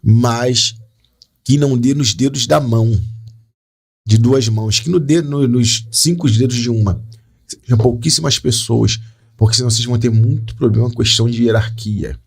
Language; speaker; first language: Portuguese; native; Portuguese